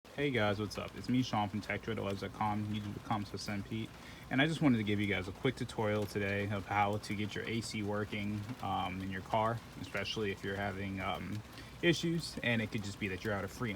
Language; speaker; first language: English; native; English